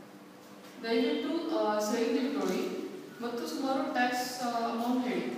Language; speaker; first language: Kannada; non-native, learner; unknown